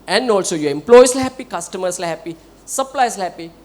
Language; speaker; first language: English; non-native, local second language; Sinhala